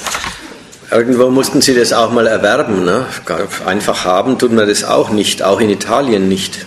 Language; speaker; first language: German; native; German